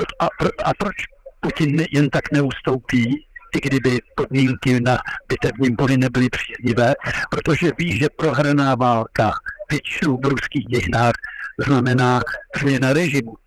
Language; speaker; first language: Czech; non-native, fluent; French